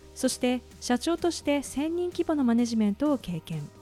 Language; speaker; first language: Japanese; native; Japanese